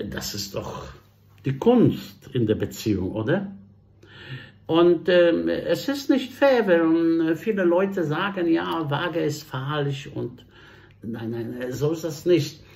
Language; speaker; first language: German; non-native, fluent; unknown